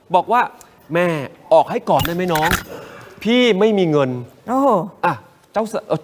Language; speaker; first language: Thai; native; Thai